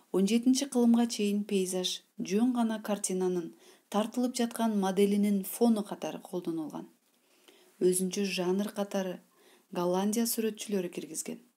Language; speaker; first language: Kyrgyz; non-native, local second language; Uzbek